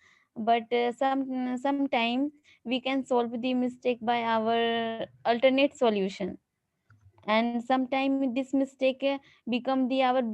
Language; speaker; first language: English; non-native, learner; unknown